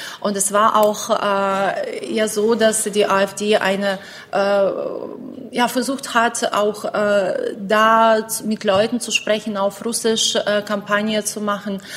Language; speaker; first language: German; non-native, fluent; Ukrainian